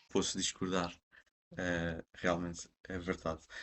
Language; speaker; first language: Portuguese; non-native, fluent; Persian